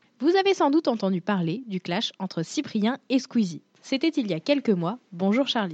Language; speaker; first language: French; native; French